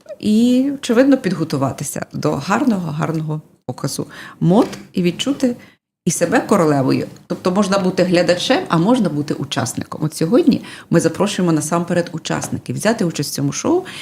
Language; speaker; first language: Ukrainian; native; Ukrainian